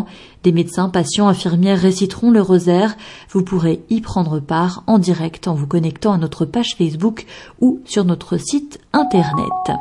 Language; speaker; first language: French; native; French